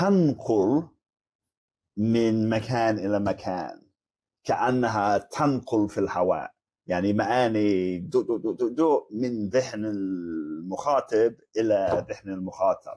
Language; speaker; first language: Arabic; non-native, fluent; English